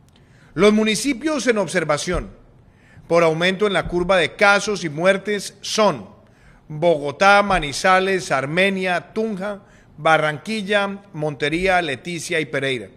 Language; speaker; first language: Spanish; native; Spanish